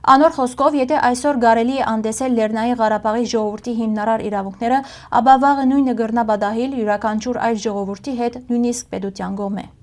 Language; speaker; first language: Armenian; early bilingual, heritage; Armenian